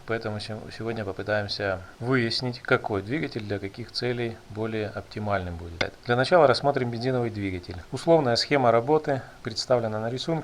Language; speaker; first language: Russian; native; Russian